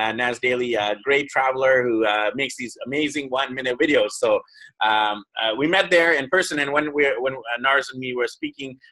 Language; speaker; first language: English; native; English